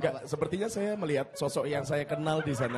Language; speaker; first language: Indonesian; native; Indonesian